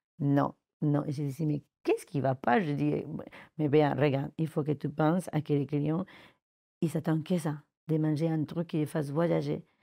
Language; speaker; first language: French; non-native, fluent; Spanish